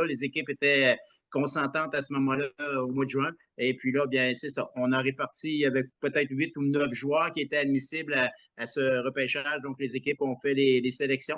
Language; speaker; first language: French; native; French